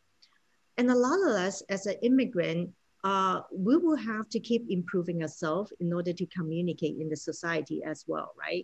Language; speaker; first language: English; non-native, local second language; Cantonese